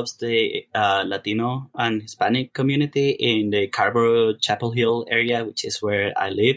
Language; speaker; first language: English; non-native, fluent; Spanish